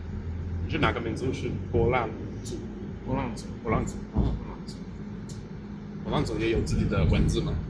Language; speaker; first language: Chinese; non-native, fluent; English